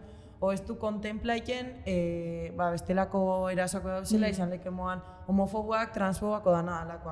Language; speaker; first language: Basque; native; Basque